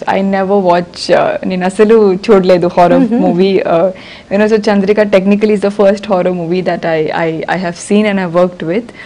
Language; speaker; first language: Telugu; non-native, learner; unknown